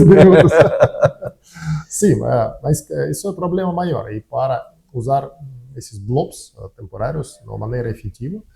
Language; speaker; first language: Portuguese; non-native, learner; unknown